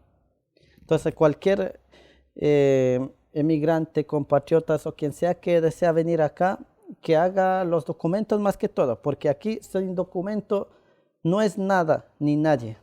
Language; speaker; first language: Spanish; non-native, local second language; Quechua